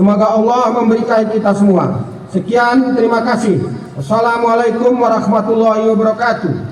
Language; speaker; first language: Indonesian; native; Indonesian